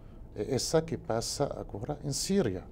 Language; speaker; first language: Portuguese; non-native, learner; Spanish